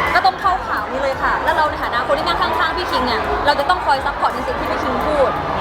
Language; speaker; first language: Thai; native; Thai